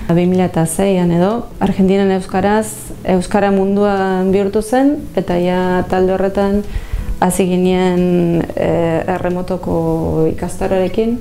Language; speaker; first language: Basque; non-native, fluent; Spanish